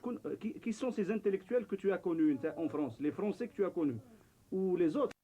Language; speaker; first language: French; non-native, local second language; Arabic